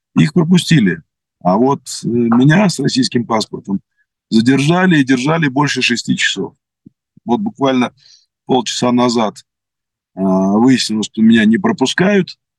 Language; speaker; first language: Russian; native; Russian